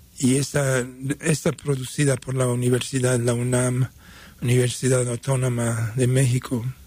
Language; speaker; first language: Spanish; early bilingual, other home language; French